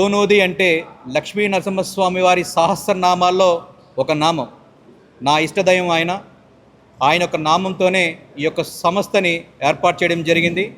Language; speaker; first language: Telugu; native; Telugu